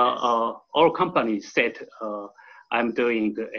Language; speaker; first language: English; non-native, learner; Japanese